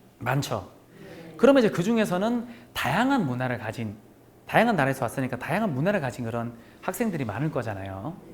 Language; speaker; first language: Korean; native; Korean